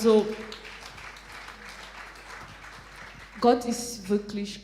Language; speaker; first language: German; non-native, fluent; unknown